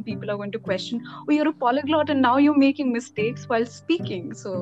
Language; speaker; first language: English; non-native, local second language; Odia